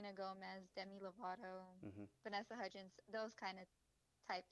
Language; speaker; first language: English; native; English